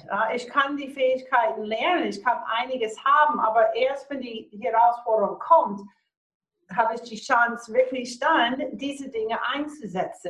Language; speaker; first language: German; non-native, fluent; English